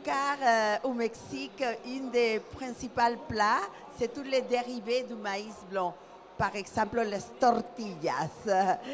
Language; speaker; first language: French; non-native, fluent; Spanish